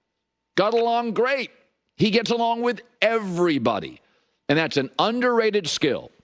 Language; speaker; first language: English; native; English